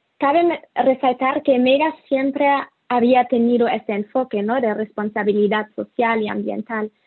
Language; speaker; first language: Spanish; non-native, fluent; German